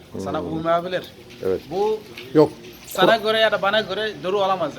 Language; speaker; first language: Turkish; non-native, fluent; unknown